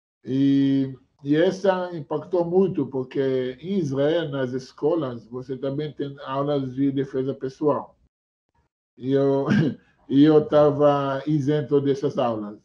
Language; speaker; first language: Portuguese; non-native, fluent; Hebrew